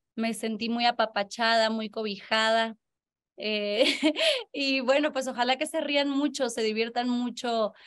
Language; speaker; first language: Spanish; native; Spanish